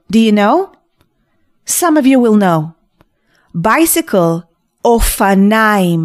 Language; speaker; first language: English; non-native, fluent; Hebrew